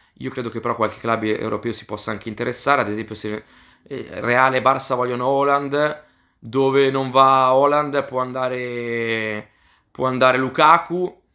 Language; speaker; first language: Italian; native; Italian